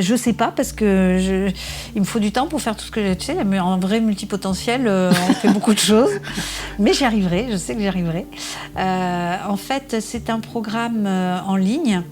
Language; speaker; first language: French; native; French